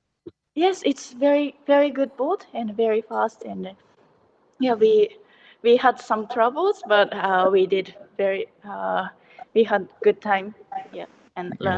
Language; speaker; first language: English; non-native, learner; Japanese